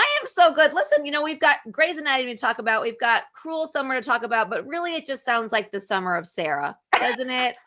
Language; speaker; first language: English; native; English